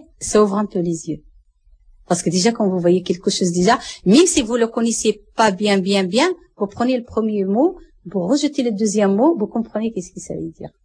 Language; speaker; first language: French; non-native, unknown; Arabic